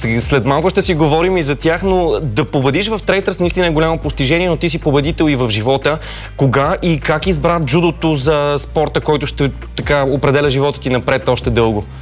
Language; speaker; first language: Bulgarian; native; Bulgarian